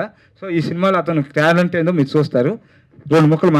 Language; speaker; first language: Telugu; native; Telugu